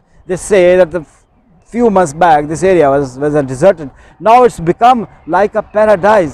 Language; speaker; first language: English; non-native, local second language; Urdu